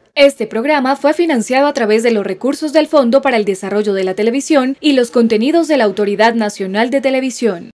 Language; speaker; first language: Spanish; native; Spanish